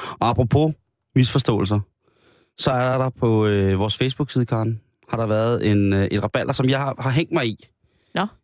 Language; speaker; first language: Danish; native; Danish